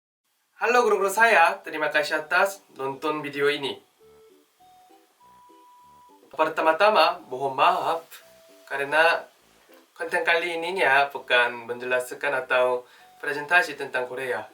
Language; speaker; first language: Indonesian; non-native, learner; Korean